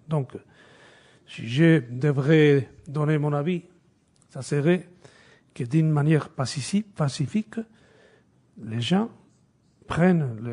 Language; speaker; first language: French; non-native, fluent; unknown